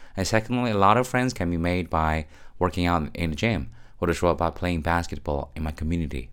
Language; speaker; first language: English; non-native, fluent; Chinese